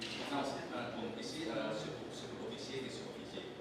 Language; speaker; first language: French; non-native, learner; Indonesian